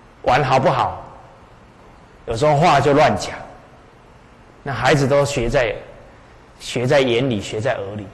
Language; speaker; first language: Chinese; native; Chinese